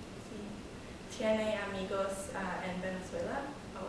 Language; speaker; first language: Spanish; non-native, learner; English